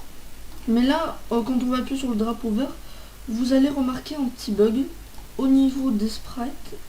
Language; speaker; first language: French; native; French